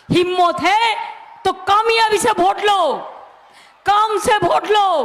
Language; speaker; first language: Hindi; non-native, local second language; Bangla